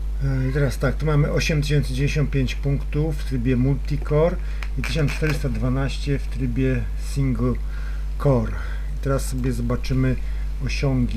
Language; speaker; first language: Polish; native; Polish